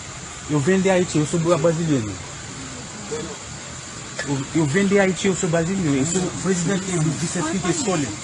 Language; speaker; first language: Portuguese; non-native, learner; Haitian Creole